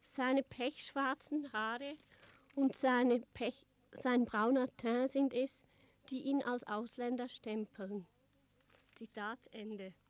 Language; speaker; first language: German; native; German